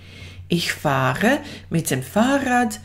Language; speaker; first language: German; non-native, fluent; Bosnian